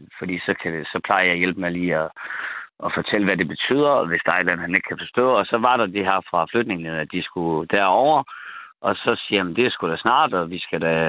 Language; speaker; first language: Danish; native; Danish